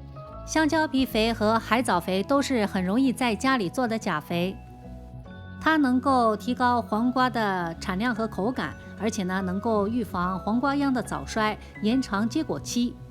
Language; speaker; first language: Chinese; native; Chinese